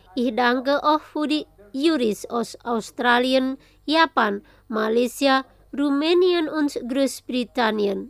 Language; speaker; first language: German; non-native, fluent; Indonesian